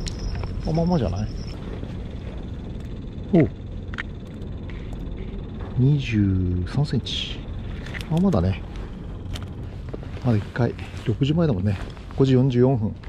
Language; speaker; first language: Japanese; native; Japanese